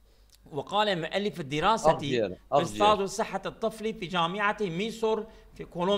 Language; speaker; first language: Arabic; non-native, learner; Turkish